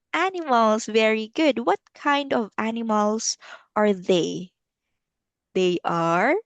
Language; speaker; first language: English; non-native, local second language; Filipino